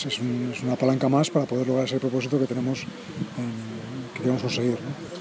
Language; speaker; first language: Spanish; native; Spanish